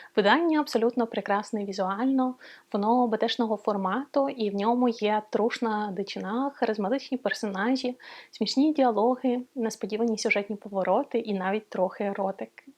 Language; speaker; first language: Ukrainian; non-native, local second language; Russian